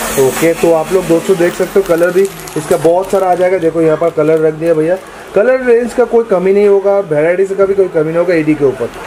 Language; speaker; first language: Hindi; non-native, local second language; Bangla